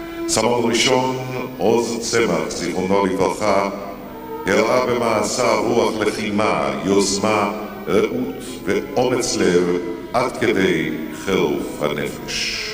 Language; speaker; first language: Hebrew; native; Hebrew